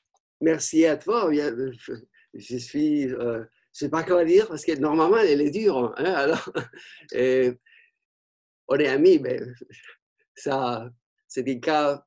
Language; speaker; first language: French; non-native, fluent; Spanish